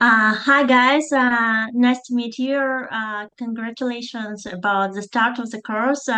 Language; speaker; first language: English; non-native, fluent; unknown